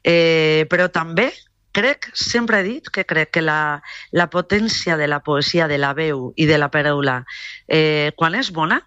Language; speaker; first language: Catalan; non-native, local second language; Spanish